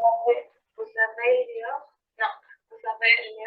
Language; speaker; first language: French; non-native, learner; Spanish